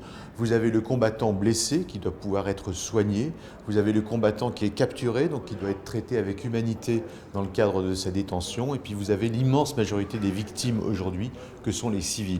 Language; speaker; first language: French; native; French